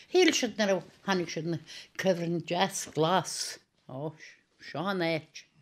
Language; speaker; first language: Irish; native; Irish